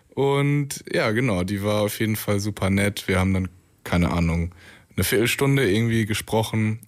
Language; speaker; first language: German; native; German